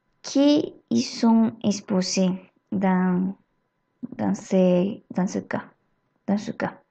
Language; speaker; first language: French; non-native, learner; Spanish